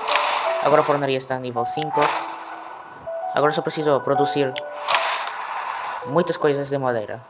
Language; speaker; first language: Portuguese; non-native, learner; Spanish